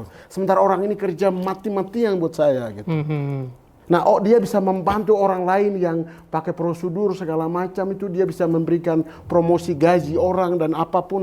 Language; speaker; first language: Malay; non-native, local second language; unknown